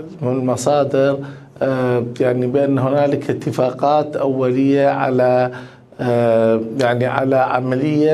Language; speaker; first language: Arabic; native; Arabic